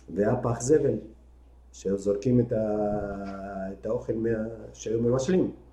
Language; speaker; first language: Hebrew; non-native, fluent; Spanish